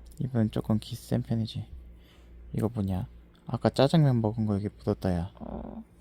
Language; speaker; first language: Korean; native; Korean